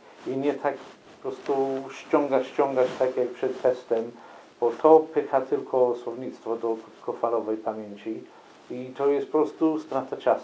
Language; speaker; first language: Polish; non-native, fluent; English